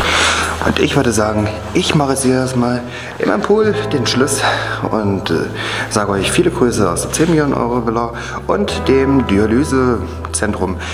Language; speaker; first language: German; native; German